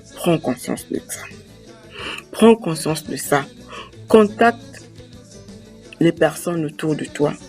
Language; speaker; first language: French; native; French